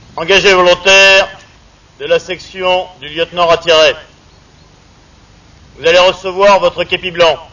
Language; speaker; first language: French; native; French